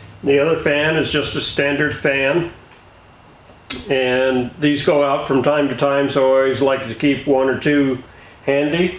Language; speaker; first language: English; native; English